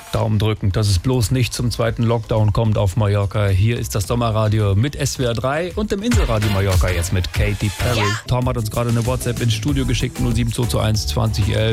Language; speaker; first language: German; native; German